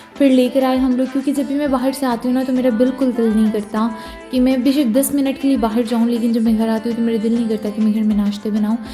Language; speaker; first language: Urdu; native; Urdu